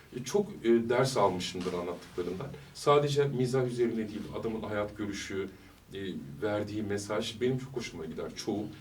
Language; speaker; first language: Turkish; early bilingual, heritage; Turkish